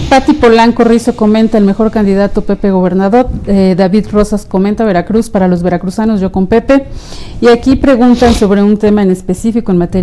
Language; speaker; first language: Spanish; native; Spanish